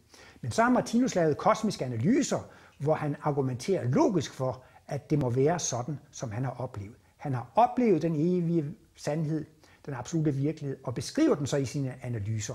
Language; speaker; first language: Danish; native; Danish